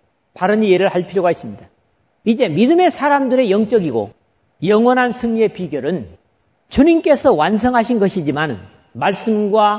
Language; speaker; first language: Korean; native; Korean